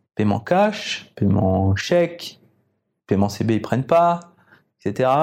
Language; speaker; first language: French; native; French